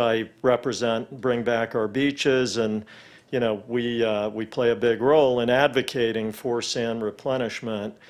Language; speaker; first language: English; native; English